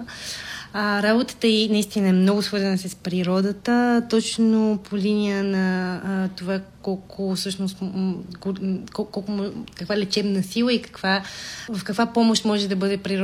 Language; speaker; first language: Bulgarian; native; Bulgarian